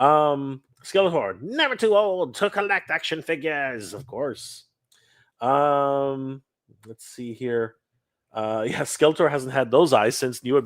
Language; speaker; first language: English; native; English